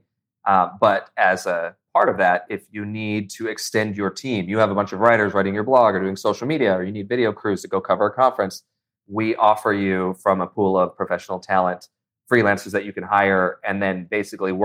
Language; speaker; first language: English; native; English